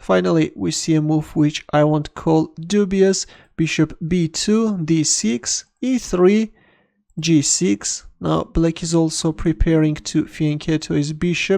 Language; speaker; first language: English; non-native, fluent; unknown